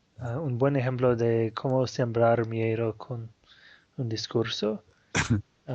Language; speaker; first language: Spanish; non-native, fluent; Portuguese